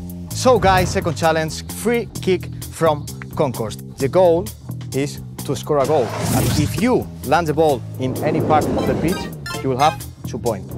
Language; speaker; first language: English; non-native, fluent; Spanish